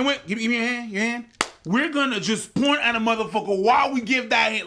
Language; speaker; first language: English; native; English